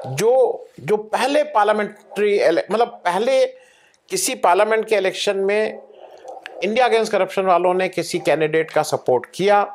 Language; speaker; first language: Hindi; native; Hindi